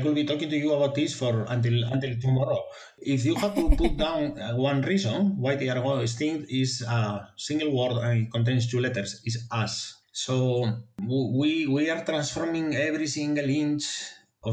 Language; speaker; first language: English; non-native, fluent; Spanish